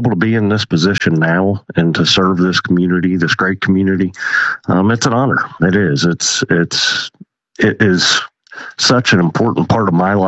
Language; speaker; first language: English; native; English